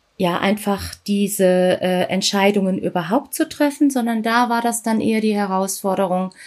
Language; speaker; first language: German; native; German